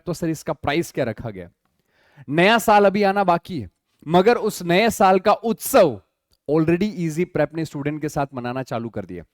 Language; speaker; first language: Hindi; native; Hindi